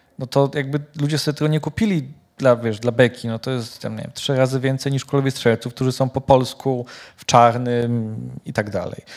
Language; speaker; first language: Polish; native; Polish